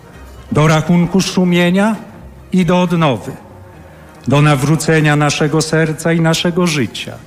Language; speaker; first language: Polish; native; Polish